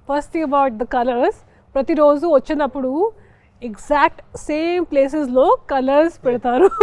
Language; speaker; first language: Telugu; non-native, local second language; Hindi